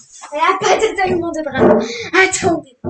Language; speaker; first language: French; native; French